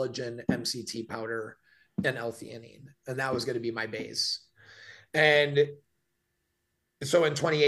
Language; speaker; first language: English; native; English